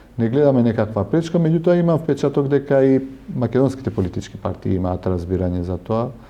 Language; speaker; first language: Macedonian; non-native, local second language; Albanian